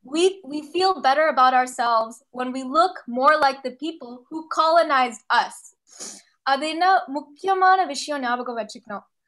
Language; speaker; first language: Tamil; early bilingual, heritage; Tamil